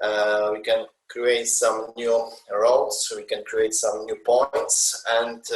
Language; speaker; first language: English; non-native, learner; Polish